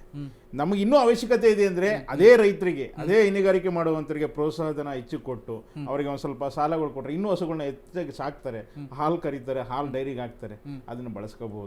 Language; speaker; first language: Kannada; native; Kannada